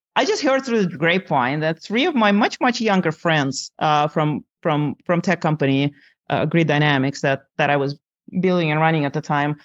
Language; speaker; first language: English; non-native, fluent; Lithuanian